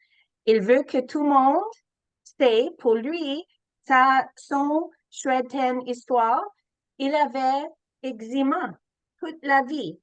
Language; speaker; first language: French; non-native, learner; English